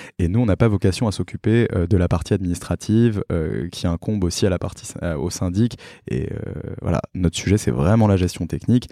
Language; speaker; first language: French; native; French